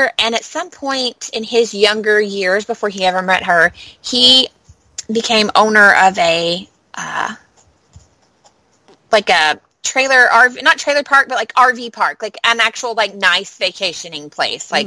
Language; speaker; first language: English; native; English